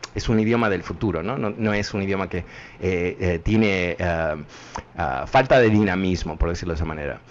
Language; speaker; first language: Spanish; early bilingual, heritage; Spanish